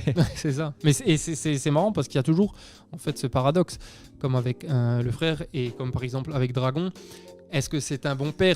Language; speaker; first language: French; native; French